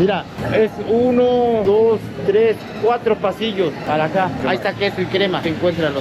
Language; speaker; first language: Spanish; native; Spanish